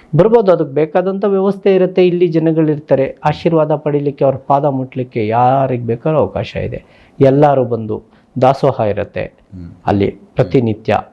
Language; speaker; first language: Kannada; native; Kannada